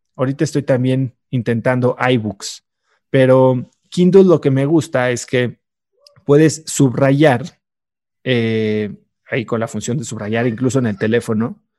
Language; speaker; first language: Spanish; native; Spanish